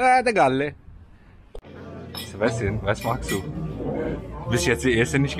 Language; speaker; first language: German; non-native, learner; Urdu